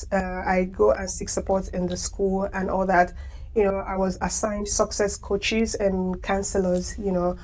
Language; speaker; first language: English; non-native, local second language; Igbo